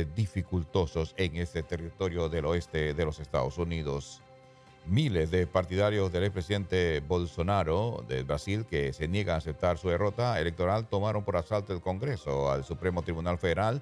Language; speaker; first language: Spanish; native; Spanish